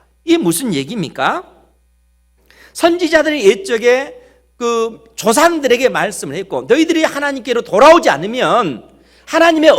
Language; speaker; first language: Korean; native; Korean